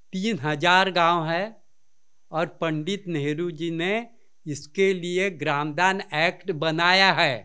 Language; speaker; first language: Hindi; non-native, local second language; Marathi